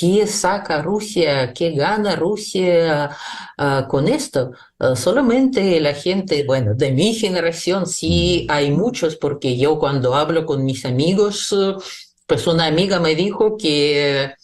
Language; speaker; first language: Spanish; non-native, fluent; Russian